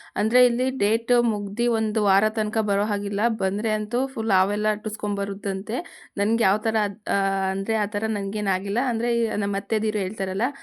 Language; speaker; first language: Kannada; non-native, local second language; Lambadi